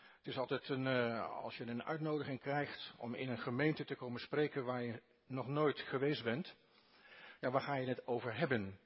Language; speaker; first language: Dutch; native; Dutch